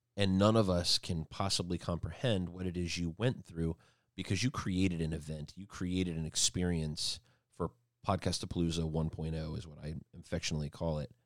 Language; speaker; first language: English; native; English